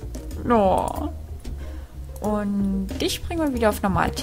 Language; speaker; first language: German; native; German